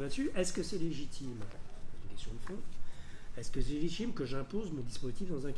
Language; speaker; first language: French; native; French